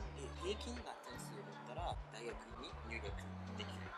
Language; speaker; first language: Japanese; non-native, learner; French